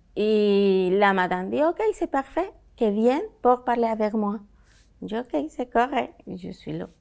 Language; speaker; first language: French; non-native, learner; Spanish